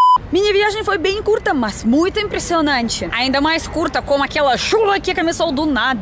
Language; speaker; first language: Portuguese; non-native, learner; Russian